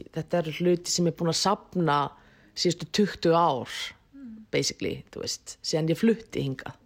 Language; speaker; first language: Icelandic; non-native, fluent; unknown